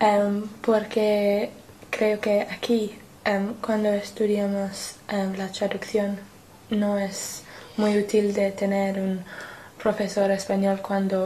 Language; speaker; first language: Spanish; non-native, learner; English